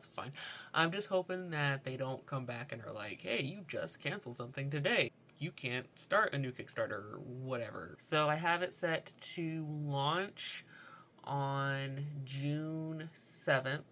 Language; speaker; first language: English; native; English